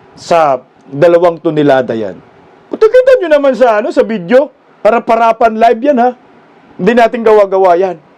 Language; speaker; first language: Filipino; non-native, local second language; Cebuano